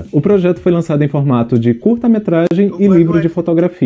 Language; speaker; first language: Portuguese; native; Portuguese